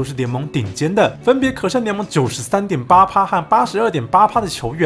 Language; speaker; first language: Chinese; native; Chinese